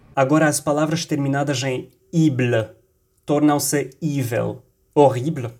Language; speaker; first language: Portuguese; non-native, fluent; Arabic